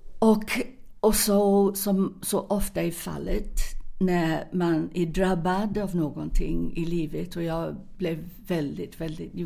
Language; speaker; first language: Swedish; non-native, fluent; English